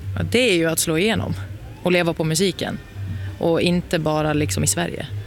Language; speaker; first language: Swedish; native; Swedish